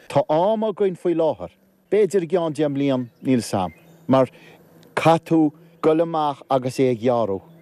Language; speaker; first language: Irish; native; Irish